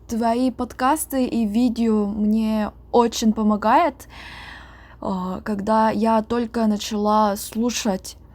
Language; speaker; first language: Russian; non-native, learner; Korean